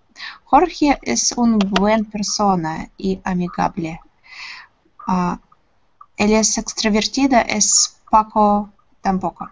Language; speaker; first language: Spanish; non-native, learner; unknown